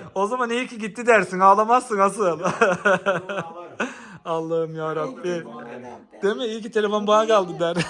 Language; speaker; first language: Turkish; native; Turkish